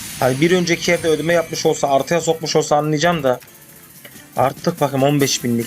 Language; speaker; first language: Turkish; native; Turkish